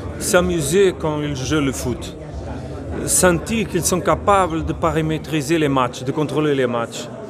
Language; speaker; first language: French; non-native, fluent; Portuguese